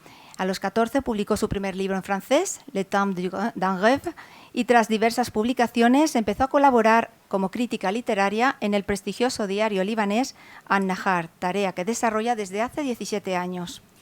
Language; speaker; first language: Spanish; native; Spanish